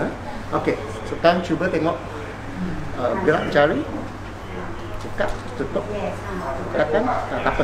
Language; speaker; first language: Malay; non-native, local second language; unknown